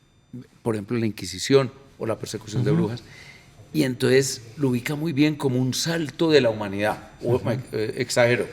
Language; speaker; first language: Spanish; native; Spanish